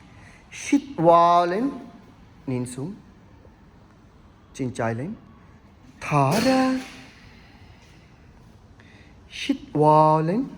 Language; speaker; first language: Vietnamese; non-native, learner; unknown